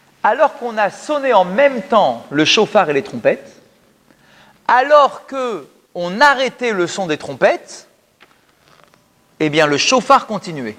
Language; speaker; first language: French; native; French